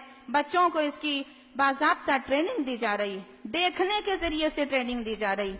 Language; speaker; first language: Urdu; native; Urdu